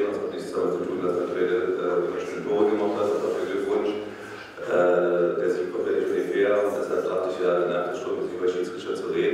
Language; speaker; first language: German; native; German